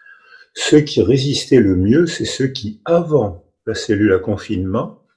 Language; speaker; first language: French; native; French